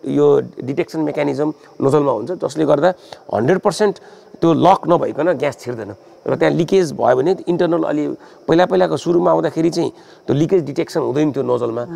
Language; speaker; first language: Nepali; native; Nepali